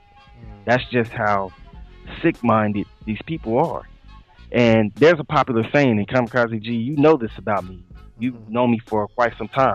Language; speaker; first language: English; native; English